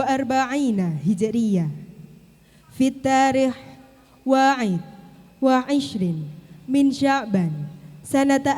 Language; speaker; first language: Arabic; non-native, learner; Indonesian